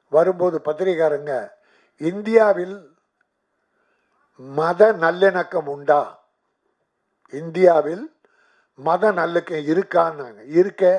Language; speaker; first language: Tamil; native; Tamil